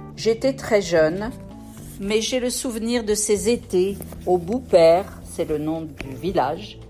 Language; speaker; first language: French; native; French